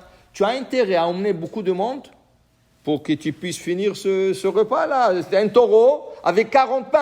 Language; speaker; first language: French; native; French